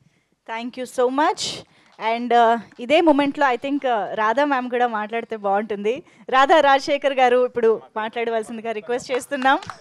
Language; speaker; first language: Telugu; native; Telugu